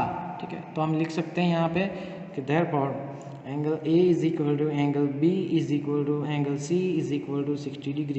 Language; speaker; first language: Hindi; native; Hindi